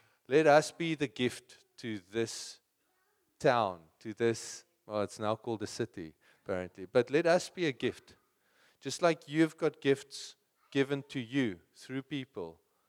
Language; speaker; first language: English; non-native, local second language; Afrikaans